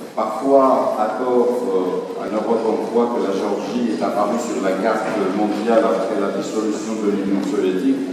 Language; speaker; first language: French; non-native, fluent; Georgian